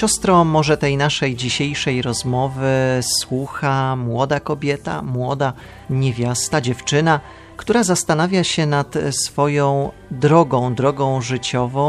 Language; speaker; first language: Polish; native; Polish